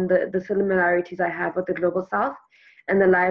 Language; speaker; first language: English; non-native, local second language; Tswana